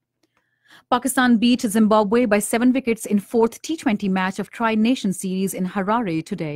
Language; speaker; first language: English; non-native, local second language; Urdu